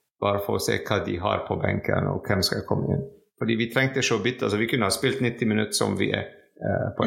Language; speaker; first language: Norwegian; non-native, fluent; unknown